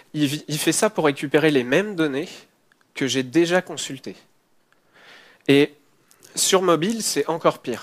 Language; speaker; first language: French; native; French